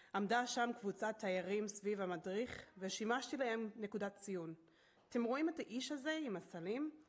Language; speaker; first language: Hebrew; non-native, fluent; English